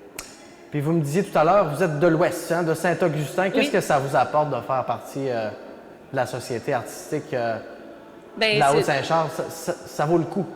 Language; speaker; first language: French; native; French